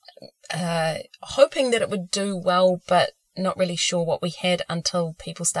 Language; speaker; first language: English; native; English